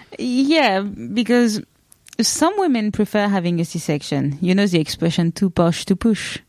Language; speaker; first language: English; non-native, fluent; French